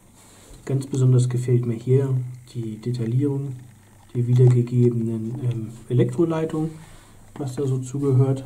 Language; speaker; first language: German; native; German